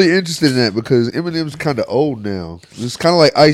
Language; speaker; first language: English; native; English